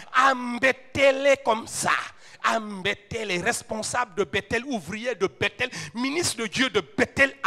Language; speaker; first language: French; non-native, local second language; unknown